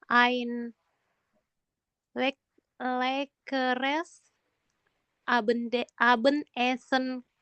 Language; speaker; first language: German; non-native, learner; Indonesian